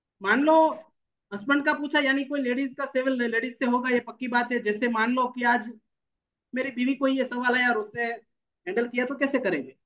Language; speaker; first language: Hindi; non-native, local second language; Gujarati